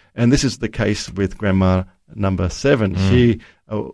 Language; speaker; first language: English; native; English